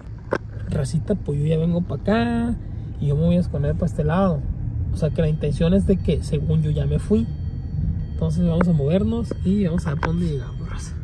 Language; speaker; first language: Spanish; native; Spanish